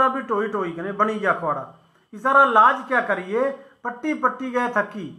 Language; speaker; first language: Hindi; non-native, local second language; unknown